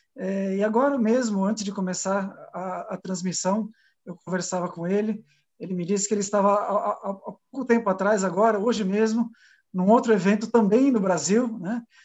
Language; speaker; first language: Portuguese; native; Portuguese